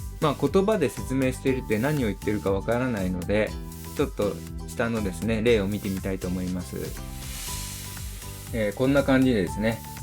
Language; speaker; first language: Japanese; native; Japanese